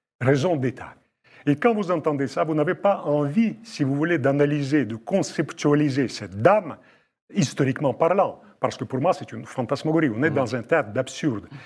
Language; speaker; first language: French; non-native, fluent; Russian